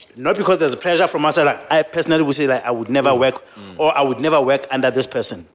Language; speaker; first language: English; non-native, local second language; Southern Sotho